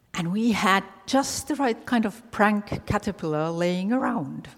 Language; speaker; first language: English; non-native, fluent; Finnish